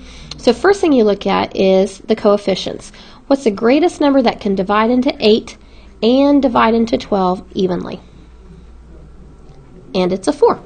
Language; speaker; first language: English; native; English